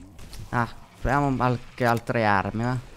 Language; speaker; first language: Italian; native; Italian